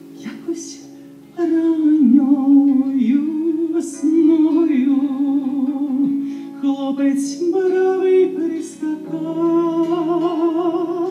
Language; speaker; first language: Ukrainian; native; Ukrainian